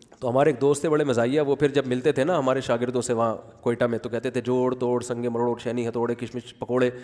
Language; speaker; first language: Urdu; native; Urdu